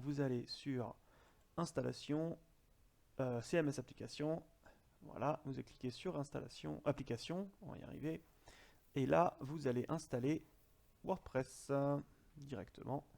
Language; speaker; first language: French; native; French